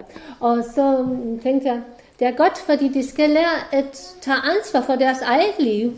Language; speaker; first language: Danish; non-native, fluent; German